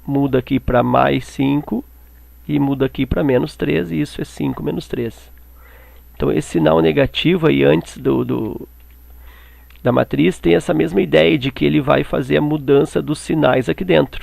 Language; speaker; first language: Portuguese; native; Portuguese